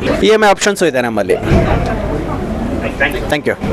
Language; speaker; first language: Kannada; native; Kannada